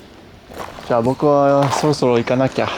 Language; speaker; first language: Japanese; non-native, learner; English